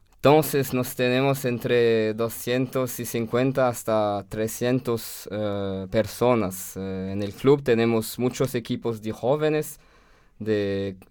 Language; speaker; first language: Spanish; non-native, fluent; French